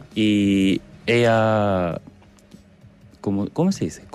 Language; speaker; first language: Spanish; non-native, learner; Korean